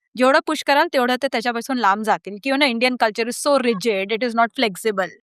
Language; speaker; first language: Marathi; early bilingual, heritage; Marathi